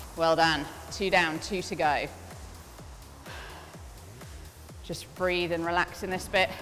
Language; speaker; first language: English; native; English